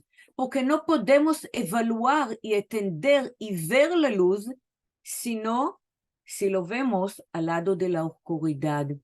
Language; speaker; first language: Spanish; non-native, fluent; Hebrew